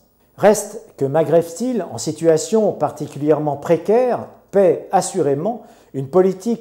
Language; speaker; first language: French; non-native, local second language; Arabic